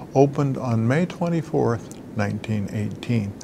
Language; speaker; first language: English; native; English